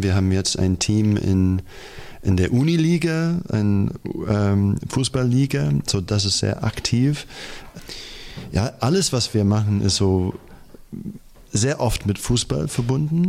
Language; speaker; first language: German; non-native, fluent; English